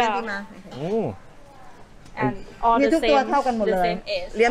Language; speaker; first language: English; non-native, learner; Thai